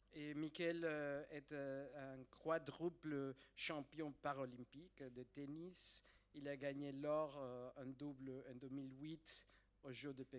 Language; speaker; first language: French; non-native, fluent; Spanish